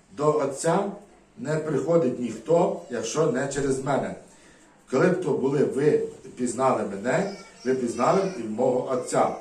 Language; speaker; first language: Ukrainian; native; Ukrainian